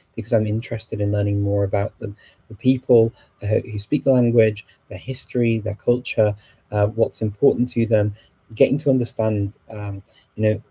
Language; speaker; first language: English; native; English